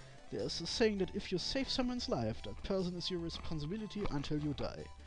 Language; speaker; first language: English; non-native, fluent; German